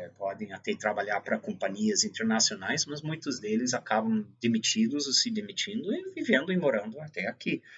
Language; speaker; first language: Portuguese; non-native, fluent; English